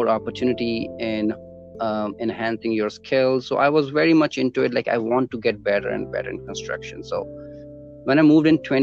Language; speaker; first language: English; non-native, local second language; Punjabi